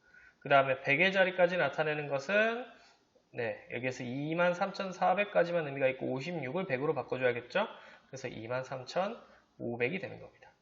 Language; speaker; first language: Korean; native; Korean